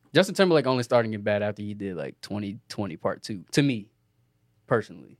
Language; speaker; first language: English; native; English